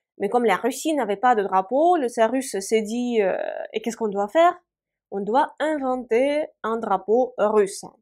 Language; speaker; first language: French; non-native, fluent; Russian